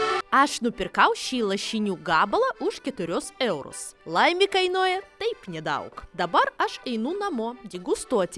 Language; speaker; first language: Lithuanian; non-native, learner; Russian